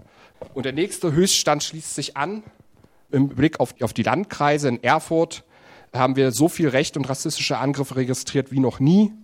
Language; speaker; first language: German; native; German